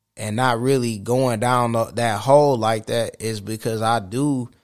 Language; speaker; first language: English; native; English